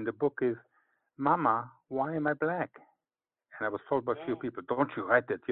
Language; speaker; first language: English; non-native, fluent; Hebrew